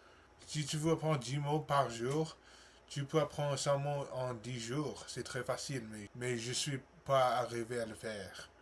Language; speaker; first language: French; non-native, learner; English